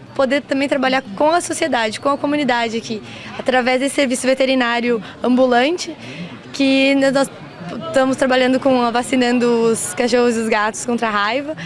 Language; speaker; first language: Portuguese; native; Portuguese